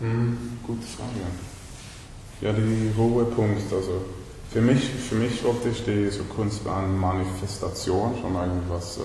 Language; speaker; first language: German; non-native, learner; Swedish